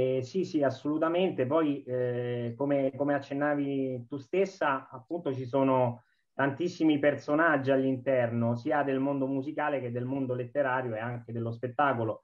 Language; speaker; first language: Italian; native; Italian